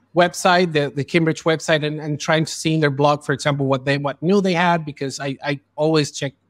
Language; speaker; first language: English; early bilingual, other home language; Spanish